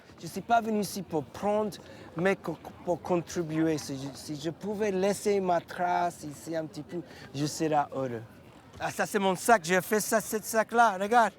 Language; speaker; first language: French; non-native, fluent; English